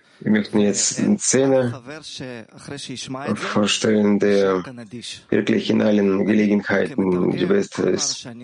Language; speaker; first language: German; non-native, learner; Hebrew